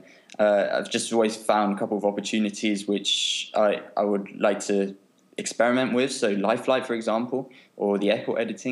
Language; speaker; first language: English; native; English